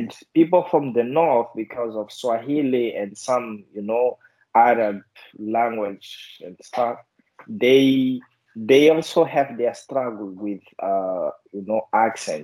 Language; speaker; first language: English; non-native, fluent; Portuguese